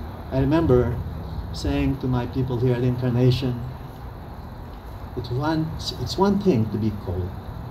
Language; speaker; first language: English; non-native, local second language; Filipino